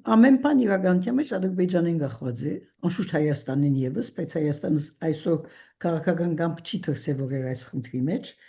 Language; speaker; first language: Armenian; early bilingual, heritage; Armenian